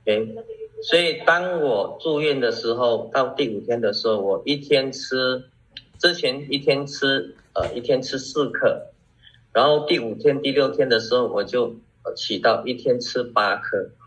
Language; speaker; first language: Chinese; early bilingual, heritage; Chinese